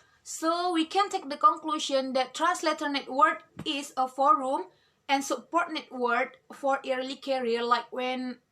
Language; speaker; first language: English; non-native, learner; Indonesian